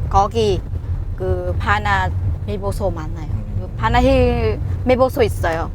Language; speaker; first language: Korean; non-native, learner; Vietnamese